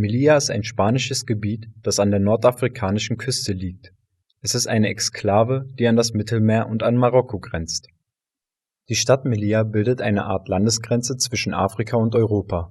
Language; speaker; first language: German; native; German